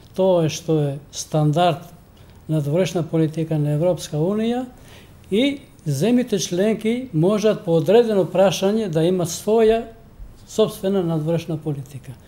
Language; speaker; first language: Macedonian; non-native, local second language; Albanian